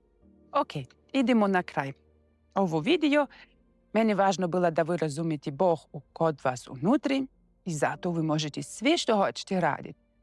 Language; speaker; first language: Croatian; non-native, learner; Russian